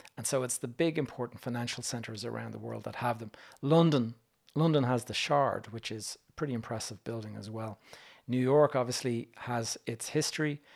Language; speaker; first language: English; native; English